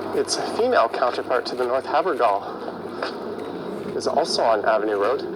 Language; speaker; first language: English; native; English